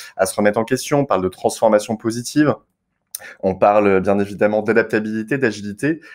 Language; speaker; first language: French; native; French